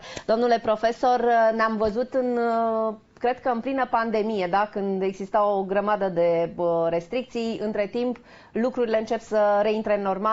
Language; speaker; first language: Romanian; native; Romanian